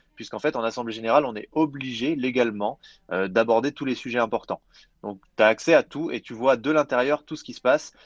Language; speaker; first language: French; native; French